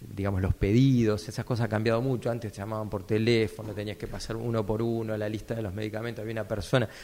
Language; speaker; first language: Spanish; native; Spanish